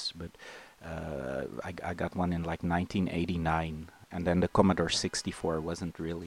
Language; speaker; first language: English; non-native, fluent; Dutch